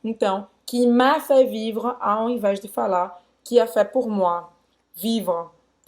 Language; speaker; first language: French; non-native, fluent; Portuguese